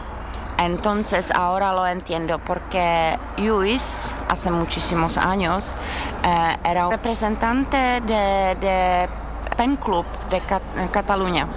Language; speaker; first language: Spanish; non-native, learner; Czech